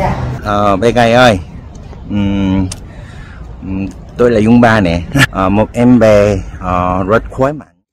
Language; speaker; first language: Vietnamese; non-native, learner; Korean